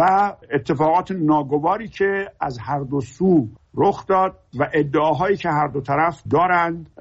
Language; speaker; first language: Persian; native; Persian